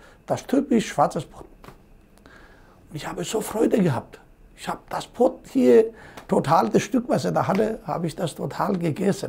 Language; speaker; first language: German; non-native, fluent; Greek